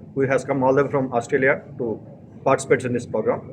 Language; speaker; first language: English; non-native, local second language; Telugu